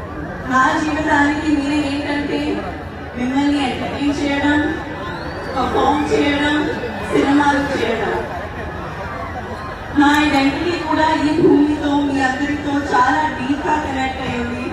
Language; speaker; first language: Telugu; non-native, learner; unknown